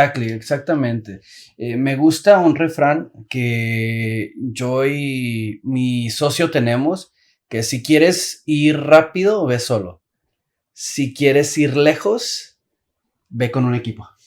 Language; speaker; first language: Spanish; early bilingual, heritage; Spanish